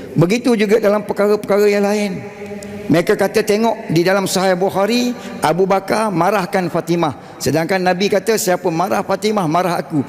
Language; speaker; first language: Malay; native; Malay